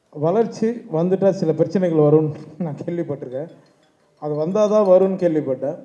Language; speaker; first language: Tamil; native; Tamil